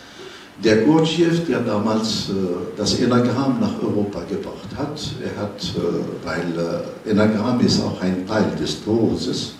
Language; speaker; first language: German; non-native, fluent; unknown